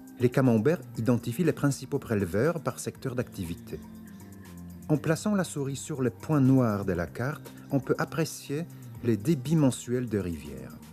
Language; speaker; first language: French; native; French